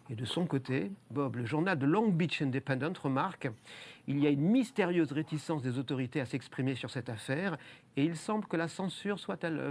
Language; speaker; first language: French; native; French